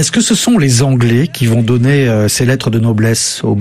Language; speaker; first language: French; native; French